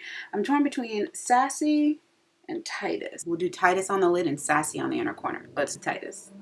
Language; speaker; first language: English; native; English